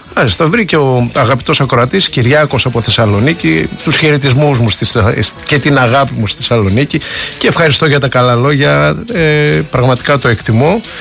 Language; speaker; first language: Greek; native; Greek